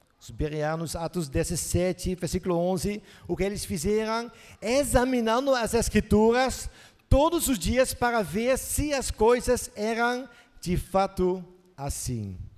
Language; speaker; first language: Portuguese; non-native, fluent; Dutch